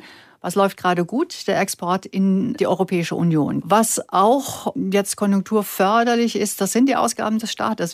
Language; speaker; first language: German; native; German